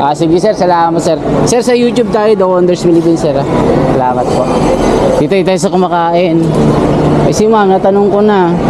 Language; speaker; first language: Filipino; native; Filipino